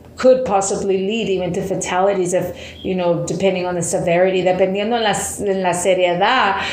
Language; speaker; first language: English; early bilingual, other home language; Spanish